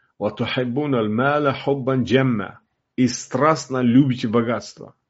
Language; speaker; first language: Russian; non-native, local second language; Uzbek